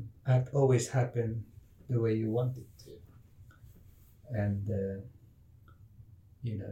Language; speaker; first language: English; non-native, local second language; Filipino